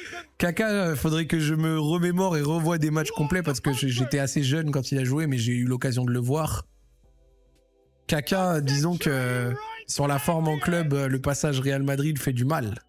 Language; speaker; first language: French; native; French